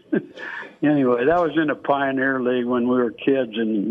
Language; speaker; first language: English; native; English